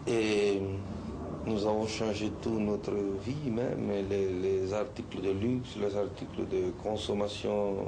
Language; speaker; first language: French; non-native, learner; Spanish